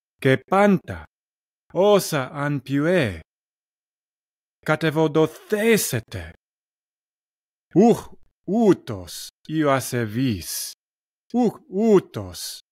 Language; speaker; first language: Greek; non-native, learner; English